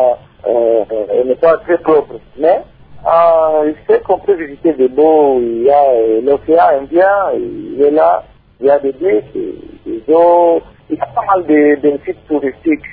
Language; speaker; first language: French; non-native, local second language; Swahili